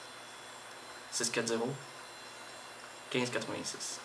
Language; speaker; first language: French; native; French